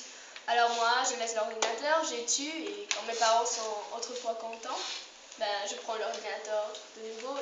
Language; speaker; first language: French; non-native, learner; Spanish